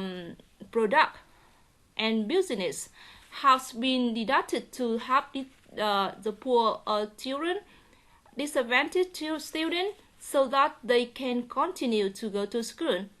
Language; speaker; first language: English; non-native, learner; Vietnamese